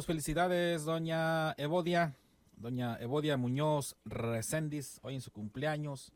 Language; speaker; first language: Spanish; native; Spanish